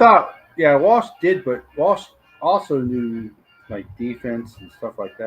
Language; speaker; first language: English; native; English